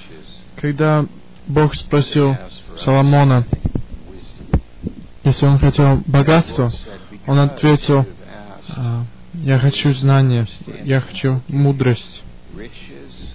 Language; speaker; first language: Russian; early bilingual, heritage; Russian